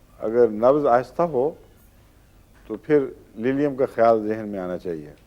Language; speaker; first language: Urdu; native; Urdu